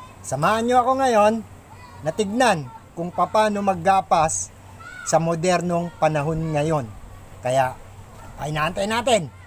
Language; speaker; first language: Filipino; native; Filipino